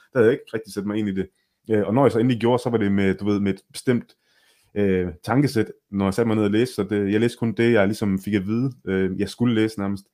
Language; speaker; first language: Danish; early bilingual, other home language; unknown